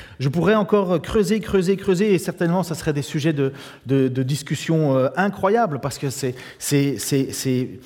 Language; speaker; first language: French; native; French